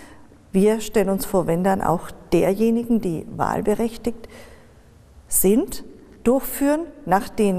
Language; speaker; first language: German; native; German